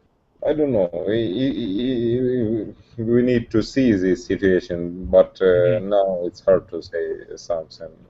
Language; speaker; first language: English; non-native, learner; Russian